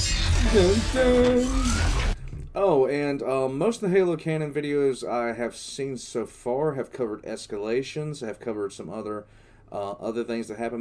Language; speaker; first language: English; native; English